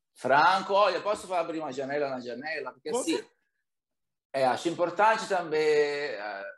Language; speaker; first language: Portuguese; non-native, fluent; Italian